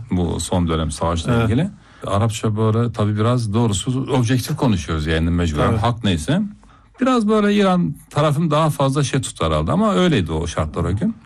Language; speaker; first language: Turkish; native; Turkish